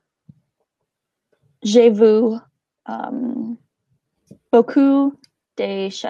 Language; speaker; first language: French; non-native, learner; English